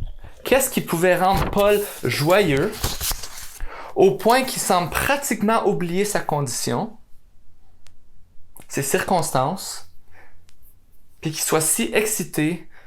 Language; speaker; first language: French; native; French